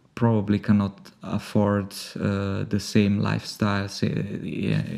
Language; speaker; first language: English; non-native, fluent; Italian